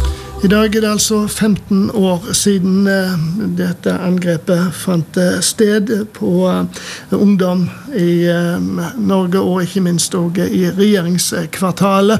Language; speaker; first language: Norwegian; native; Norwegian